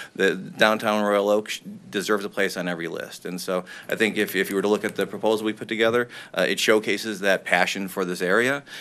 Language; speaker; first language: English; native; English